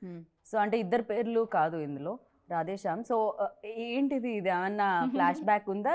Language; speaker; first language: Telugu; native; Telugu